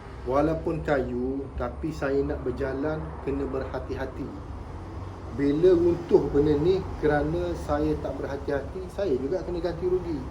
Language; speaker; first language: Malay; native; Malay